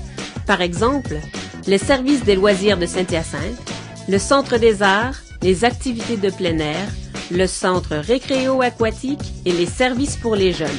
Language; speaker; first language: French; native; French